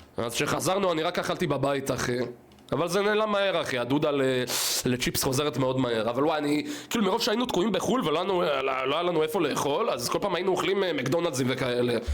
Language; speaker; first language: Hebrew; early bilingual, other home language; Russian